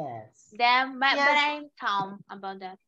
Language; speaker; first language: English; non-native, learner; Portuguese